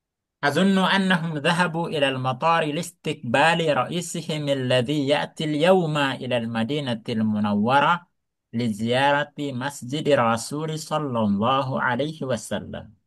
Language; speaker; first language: Arabic; non-native, fluent; Indonesian